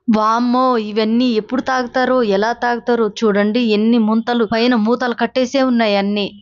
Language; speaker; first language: Telugu; non-native, local second language; Koya